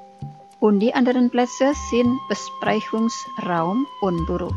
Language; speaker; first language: German; non-native, fluent; Indonesian